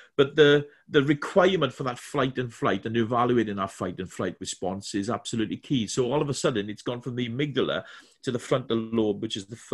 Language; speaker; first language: English; native; English